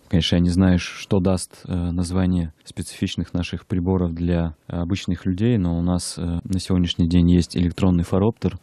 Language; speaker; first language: Russian; native; Russian